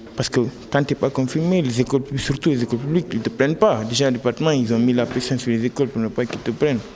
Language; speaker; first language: French; non-native, local second language; Fula